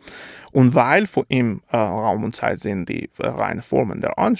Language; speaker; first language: German; non-native, fluent; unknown